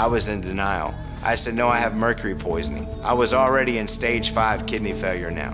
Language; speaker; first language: English; native; English